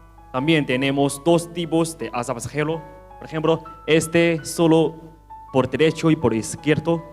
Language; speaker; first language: Spanish; non-native, learner; Chinese